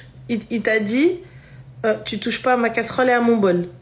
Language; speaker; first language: French; native; French